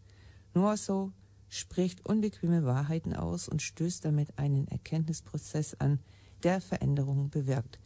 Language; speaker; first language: German; native; German